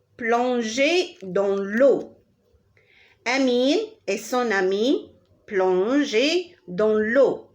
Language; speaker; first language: French; non-native, local second language; Arabic